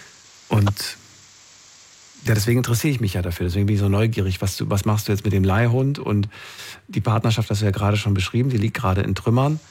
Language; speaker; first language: German; native; German